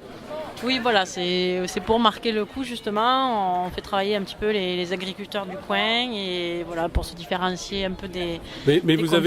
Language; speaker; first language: French; native; French